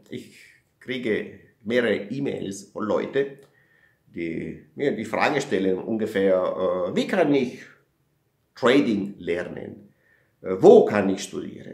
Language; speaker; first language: German; non-native, fluent; Italian